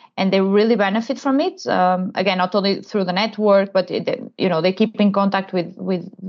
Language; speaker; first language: English; non-native, fluent; Portuguese